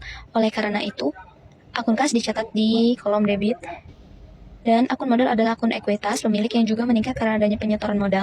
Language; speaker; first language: Indonesian; native; Indonesian